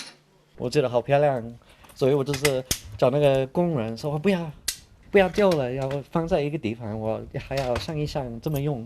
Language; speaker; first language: Chinese; non-native, fluent; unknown